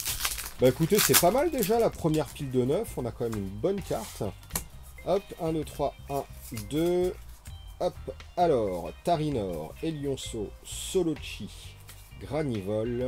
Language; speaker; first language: French; native; French